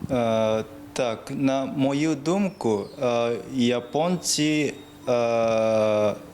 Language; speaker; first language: Ukrainian; non-native, learner; Japanese